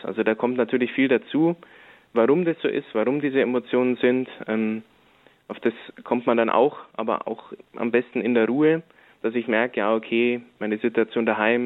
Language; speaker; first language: German; native; German